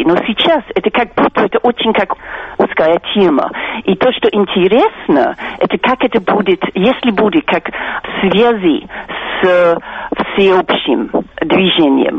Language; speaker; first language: Russian; non-native, fluent; English